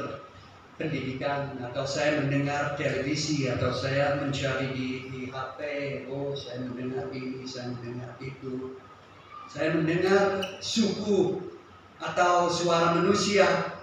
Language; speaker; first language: Indonesian; non-native, fluent; English